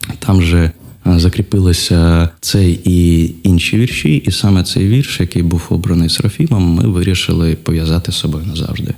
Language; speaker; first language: Ukrainian; non-native, local second language; Russian